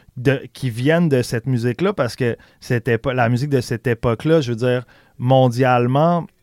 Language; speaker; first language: French; native; French